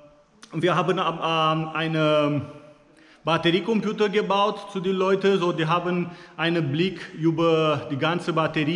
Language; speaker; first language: German; non-native, fluent; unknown